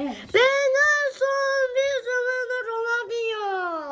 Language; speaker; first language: Turkish; native; Turkish